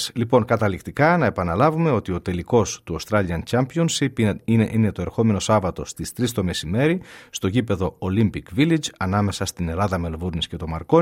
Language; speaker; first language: Greek; native; Greek